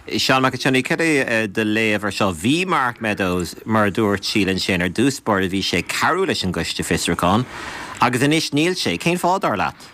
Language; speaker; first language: Irish; native; Irish